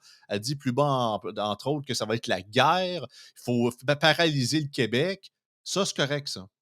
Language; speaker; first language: French; native; French